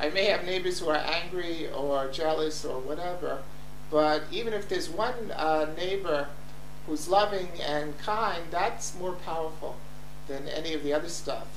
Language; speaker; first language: English; native; English